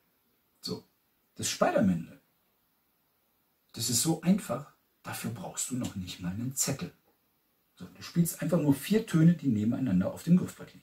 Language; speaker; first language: German; native; German